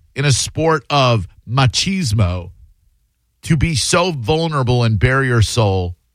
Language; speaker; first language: English; native; English